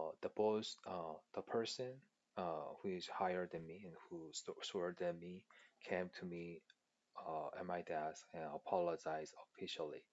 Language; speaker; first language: English; non-native, fluent; Korean